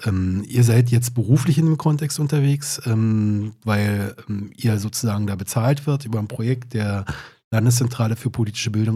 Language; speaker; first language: German; native; German